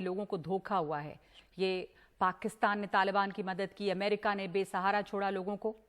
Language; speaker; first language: Hindi; native; Hindi